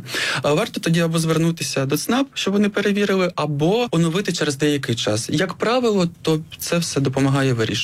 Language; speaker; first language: Ukrainian; native; Ukrainian